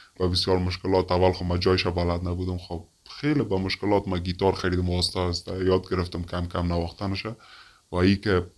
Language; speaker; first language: Persian; native; Persian